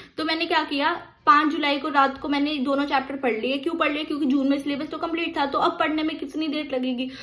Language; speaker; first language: Hindi; native; Hindi